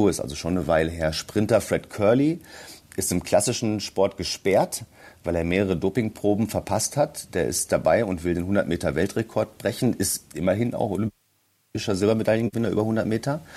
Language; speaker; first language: German; native; German